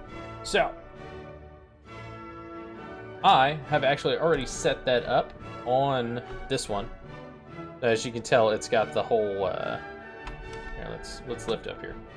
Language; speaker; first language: English; native; English